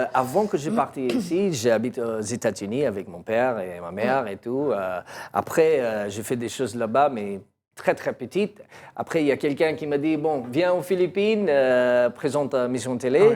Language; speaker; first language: French; non-native, learner; English